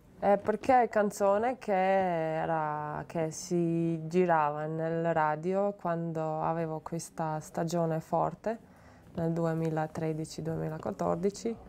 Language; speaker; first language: Italian; non-native, learner; Slovenian